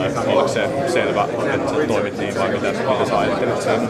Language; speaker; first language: Finnish; native; Finnish